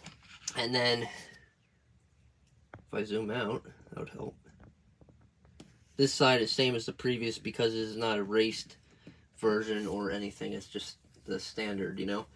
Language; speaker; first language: English; native; English